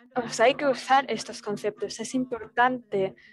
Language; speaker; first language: Spanish; non-native, fluent; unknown